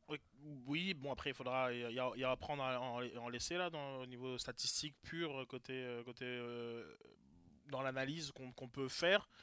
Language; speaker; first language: French; native; French